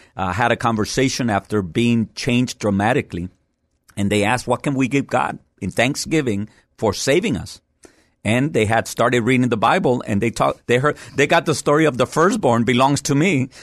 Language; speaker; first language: English; early bilingual, other home language; Spanish